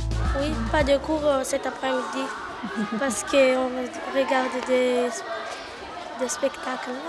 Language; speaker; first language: French; non-native, learner; Malagasy